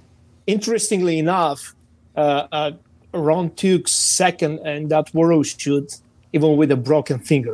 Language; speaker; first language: English; non-native, fluent; Bulgarian